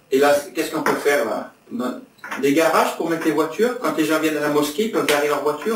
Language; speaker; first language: French; native; French